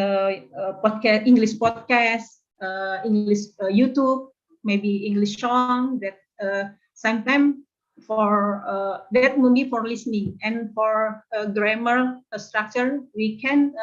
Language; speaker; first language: English; non-native, learner; Indonesian